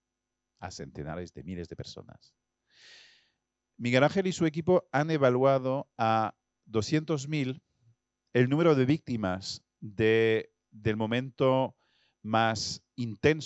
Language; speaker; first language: Spanish; non-native, fluent; French